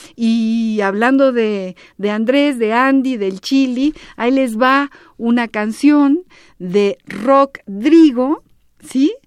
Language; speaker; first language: Spanish; native; Spanish